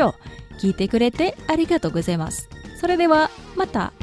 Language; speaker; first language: Japanese; non-native, fluent; Indonesian